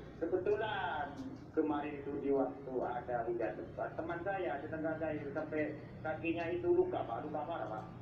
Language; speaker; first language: Malay; non-native, local second language; Madurese